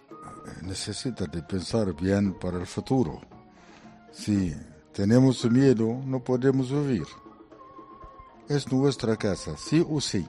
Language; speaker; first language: Spanish; non-native, fluent; Arabic